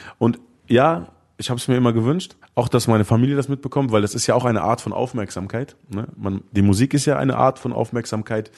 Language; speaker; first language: German; early bilingual, other home language; Arabic